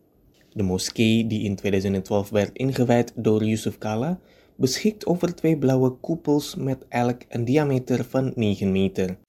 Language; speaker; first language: Dutch; non-native, fluent; Indonesian